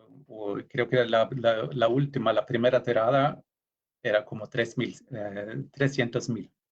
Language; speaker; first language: Spanish; non-native, fluent; Norwegian